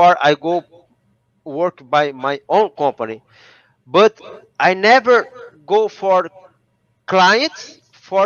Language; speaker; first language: English; non-native, learner; Portuguese